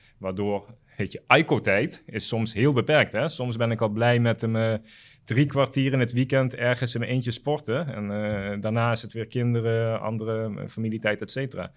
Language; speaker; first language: Dutch; non-native, local second language; Papiamento